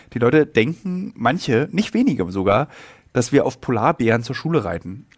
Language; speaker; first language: German; native; German